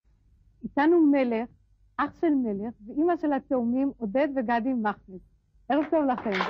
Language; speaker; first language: Hebrew; native; Hebrew